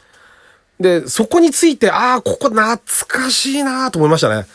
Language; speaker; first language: Japanese; native; Japanese